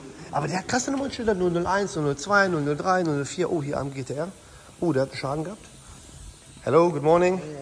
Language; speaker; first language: German; native; German